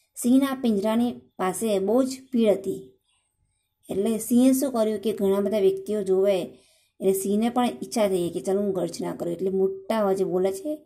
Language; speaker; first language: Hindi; non-native, local second language; Gujarati